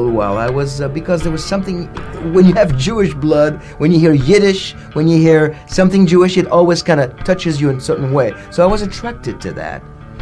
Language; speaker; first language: English; non-native, fluent; French